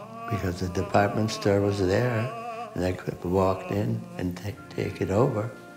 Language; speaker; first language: English; non-native, fluent; German